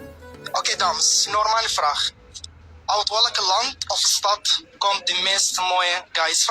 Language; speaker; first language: Dutch; non-native, learner; French